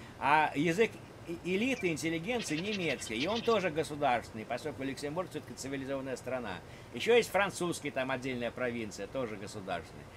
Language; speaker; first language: Russian; native; Russian